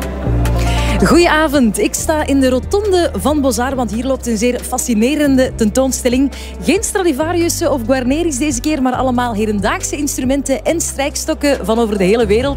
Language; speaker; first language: Dutch; native; Dutch